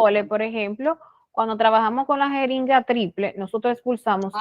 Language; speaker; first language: Spanish; native; Spanish